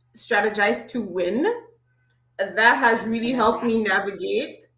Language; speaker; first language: English; non-native, local second language; Igbo